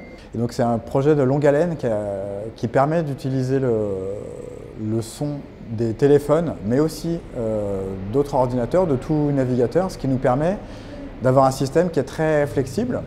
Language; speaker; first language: French; native; French